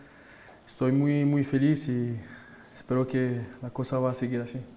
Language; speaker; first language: Spanish; non-native, fluent; French